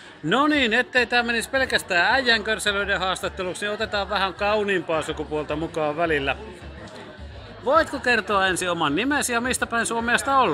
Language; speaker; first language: Finnish; native; Finnish